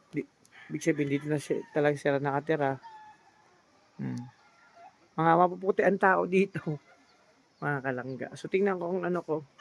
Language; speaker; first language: Filipino; non-native, local second language; Cebuano